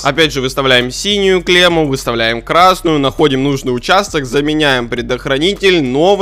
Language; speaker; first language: Russian; native; Russian